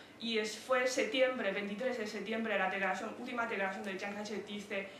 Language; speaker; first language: Spanish; non-native, fluent; Chinese